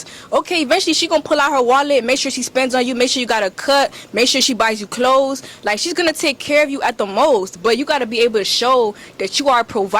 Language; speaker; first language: English; native; English